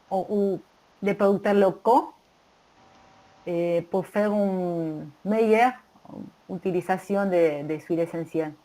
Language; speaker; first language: French; non-native, learner; Spanish